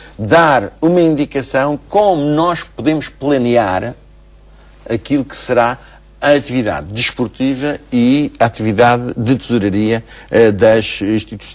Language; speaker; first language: Portuguese; native; Portuguese